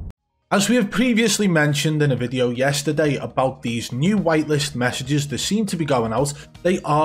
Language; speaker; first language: English; native; English